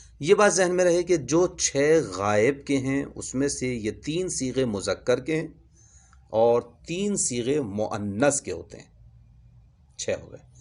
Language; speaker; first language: Urdu; native; Urdu